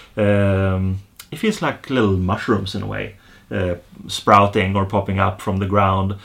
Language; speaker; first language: English; non-native, fluent; Swedish